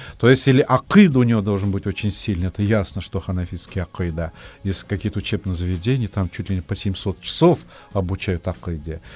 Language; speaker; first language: Russian; non-native, local second language; Tatar